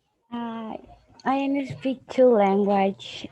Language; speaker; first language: English; non-native, learner; Spanish